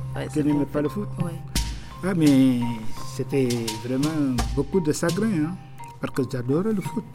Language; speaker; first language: French; non-native, local second language; Wolof